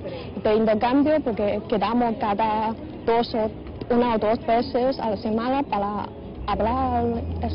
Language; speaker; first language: Spanish; non-native, learner; Chinese